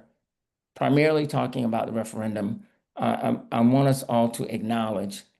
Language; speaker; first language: English; native; English